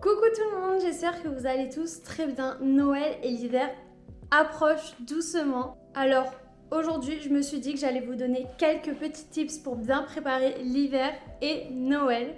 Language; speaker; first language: French; native; French